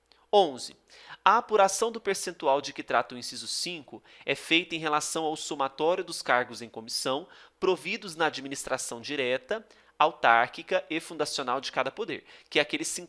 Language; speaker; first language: Portuguese; native; Portuguese